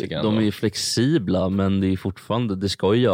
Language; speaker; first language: Swedish; native; Swedish